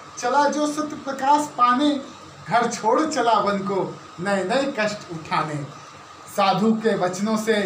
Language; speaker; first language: Hindi; native; Hindi